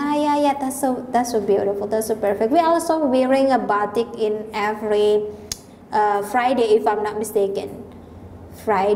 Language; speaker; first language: English; non-native, learner; Indonesian